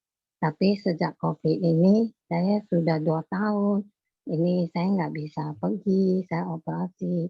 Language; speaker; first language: Indonesian; non-native, local second language; Chinese